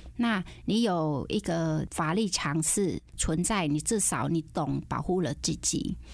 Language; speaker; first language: Chinese; non-native, fluent; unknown